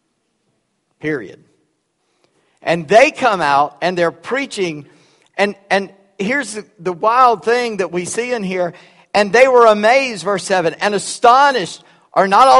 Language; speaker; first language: English; early bilingual, other home language; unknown